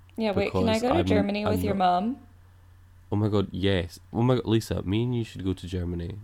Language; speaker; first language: English; native; English